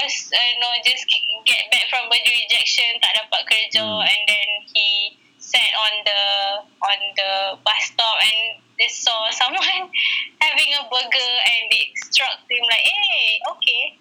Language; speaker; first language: English; non-native, local second language; Malay